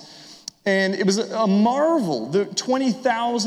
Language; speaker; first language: English; native; English